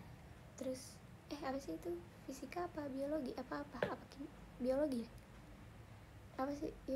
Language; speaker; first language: Indonesian; native; Indonesian